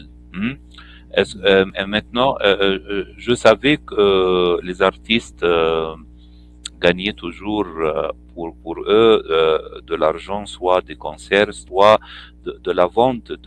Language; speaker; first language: French; non-native, fluent; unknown